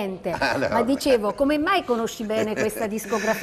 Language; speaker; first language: Italian; native; Italian